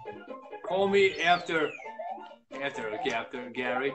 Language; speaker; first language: English; native; English